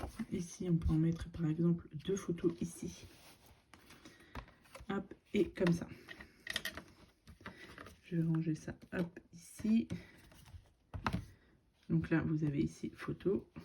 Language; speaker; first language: French; native; French